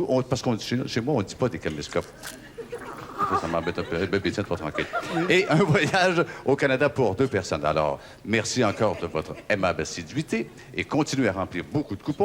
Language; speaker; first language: French; native; French